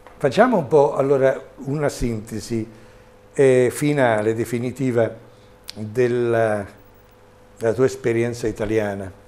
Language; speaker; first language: Italian; native; Italian